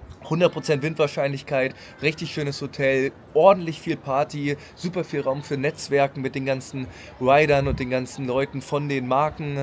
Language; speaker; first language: German; native; German